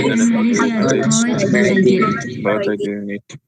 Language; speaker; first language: English; non-native, learner; Spanish